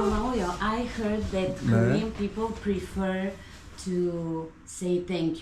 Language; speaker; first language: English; non-native, fluent; Bulgarian